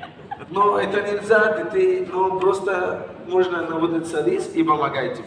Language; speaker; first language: Russian; non-native, learner; Arabic